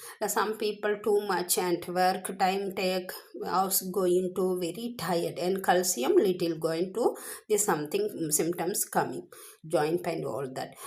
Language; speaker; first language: English; non-native, learner; Tamil